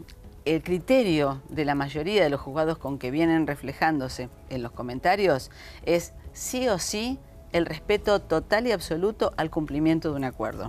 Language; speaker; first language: Spanish; native; Spanish